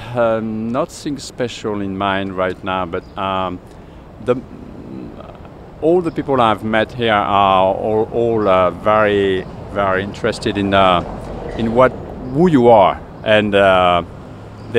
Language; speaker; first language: English; non-native, fluent; French